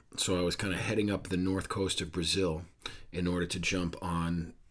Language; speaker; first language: English; native; English